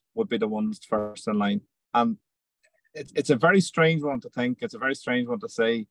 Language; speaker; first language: English; native; English